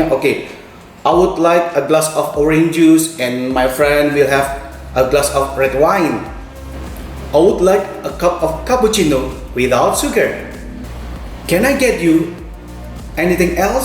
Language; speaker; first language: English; non-native, fluent; Indonesian